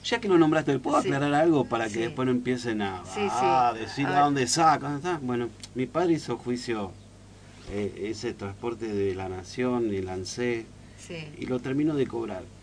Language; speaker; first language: Spanish; native; Spanish